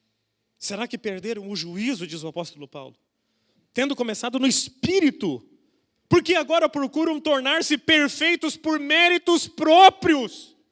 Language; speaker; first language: Portuguese; native; Portuguese